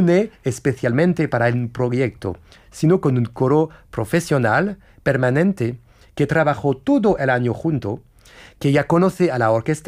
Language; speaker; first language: Spanish; non-native, fluent; French